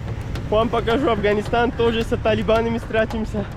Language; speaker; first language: Russian; non-native, local second language; Kyrgyz